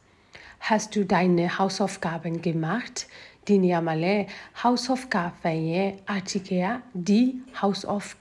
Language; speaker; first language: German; non-native, fluent; Burmese